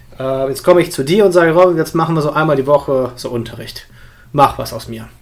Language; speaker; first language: German; early bilingual, other home language; Russian